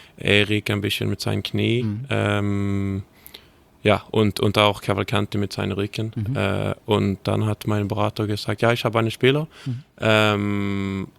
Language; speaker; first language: German; non-native, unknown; Swedish